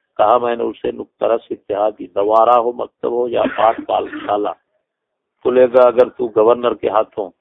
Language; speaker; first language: Urdu; non-native, local second language; Punjabi